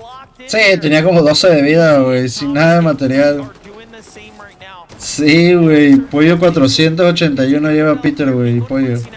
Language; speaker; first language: Spanish; native; Spanish